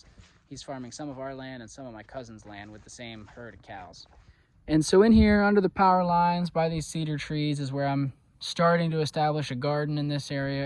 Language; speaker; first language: English; native; English